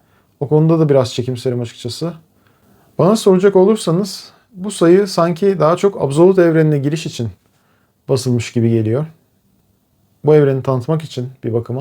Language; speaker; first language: Turkish; native; Turkish